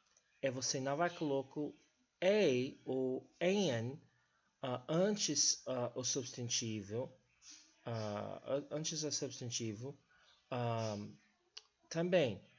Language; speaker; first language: Portuguese; non-native, fluent; English